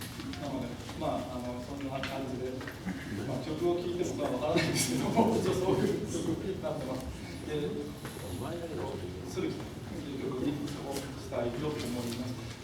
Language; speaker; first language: Japanese; native; Japanese